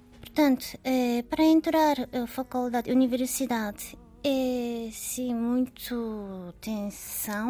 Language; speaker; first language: Portuguese; non-native, learner; Japanese